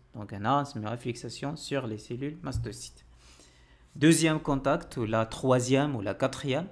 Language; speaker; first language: French; non-native, local second language; Arabic